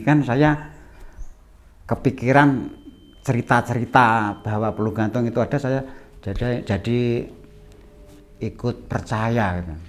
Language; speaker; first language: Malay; non-native, local second language; Javanese